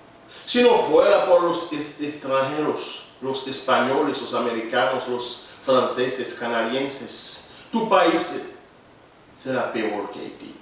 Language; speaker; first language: Spanish; non-native, learner; Haitian Creole